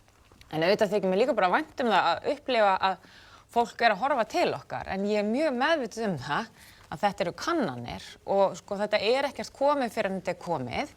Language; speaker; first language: Icelandic; native; Icelandic